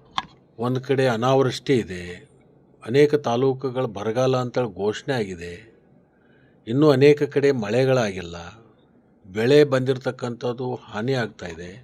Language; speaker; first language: Kannada; native; Kannada